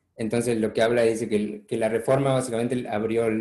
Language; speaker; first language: Spanish; native; Spanish